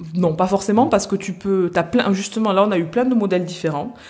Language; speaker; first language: French; native; French